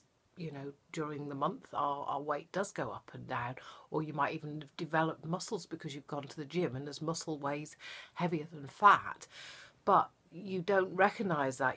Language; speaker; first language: English; native; English